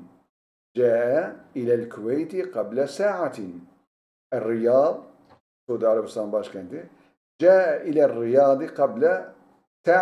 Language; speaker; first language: Arabic; non-native, fluent; Turkish